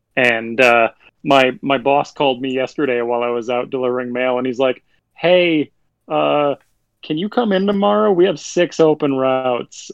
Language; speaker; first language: English; native; English